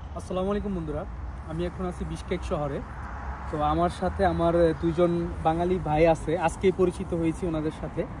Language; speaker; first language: Bangla; native; Bangla